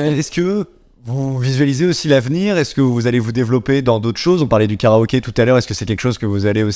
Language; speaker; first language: French; native; French